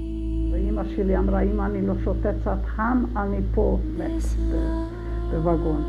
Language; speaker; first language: Hebrew; non-native, learner; Hungarian